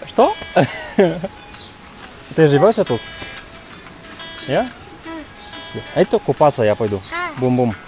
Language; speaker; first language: Russian; non-native, learner; Lithuanian